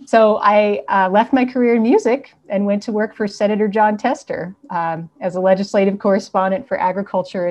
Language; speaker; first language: English; native; English